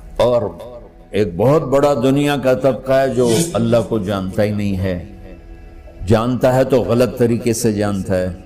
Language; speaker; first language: Urdu; non-native, local second language; Punjabi